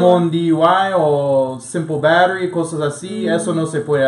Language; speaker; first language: Spanish; non-native, fluent; English